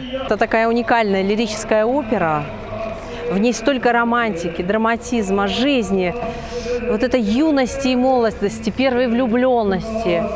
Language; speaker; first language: Russian; native; Russian